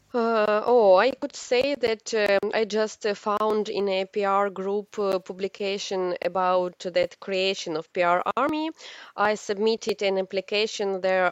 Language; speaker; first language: English; non-native, learner; Ukrainian